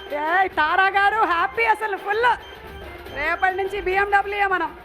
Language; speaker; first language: Telugu; native; Telugu